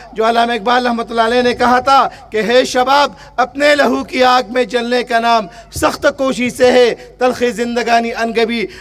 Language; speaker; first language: Urdu; non-native, local second language; Pashto